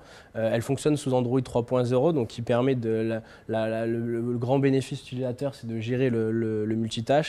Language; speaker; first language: French; native; French